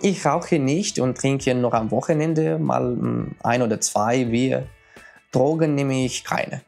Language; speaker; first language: German; non-native, fluent; Romanian